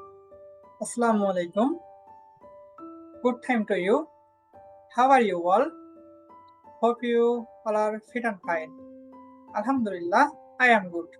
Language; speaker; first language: English; non-native, learner; Bangla